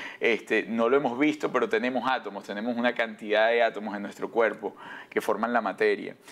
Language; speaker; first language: Spanish; native; Spanish